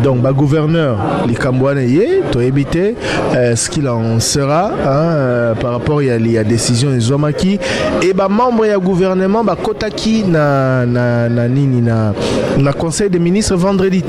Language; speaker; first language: French; non-native, local second language; Lingala